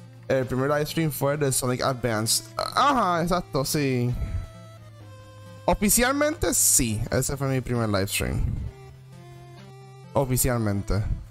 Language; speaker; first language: Spanish; native; Spanish